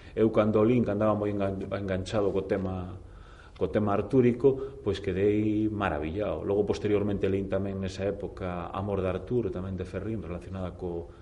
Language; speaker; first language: Galician; non-native, local second language; Spanish